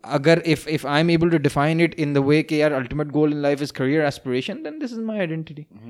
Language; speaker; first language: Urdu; native; Urdu